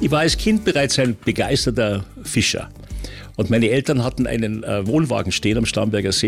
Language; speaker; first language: German; native; German